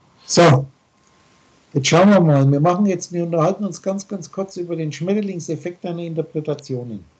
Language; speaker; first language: German; native; German